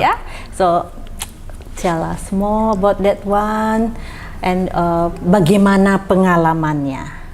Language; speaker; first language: English; non-native, fluent; Indonesian